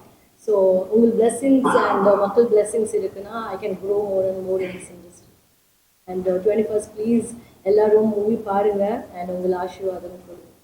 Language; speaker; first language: Tamil; non-native, fluent; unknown